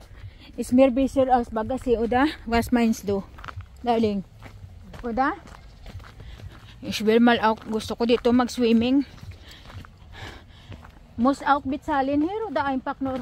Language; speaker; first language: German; non-native, learner; Filipino